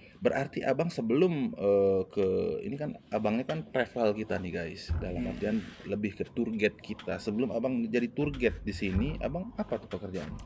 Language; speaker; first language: Indonesian; native; Indonesian